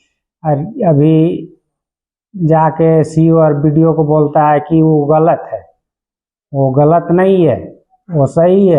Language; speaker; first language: Hindi; non-native, local second language; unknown